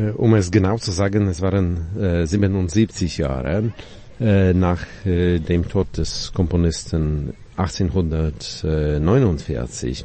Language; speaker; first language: German; non-native, fluent; Polish